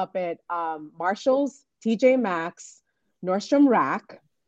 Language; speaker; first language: English; non-native, local second language; Yoruba